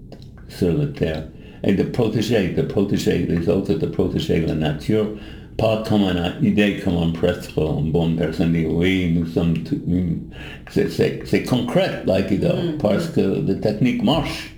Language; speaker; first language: French; non-native, learner; English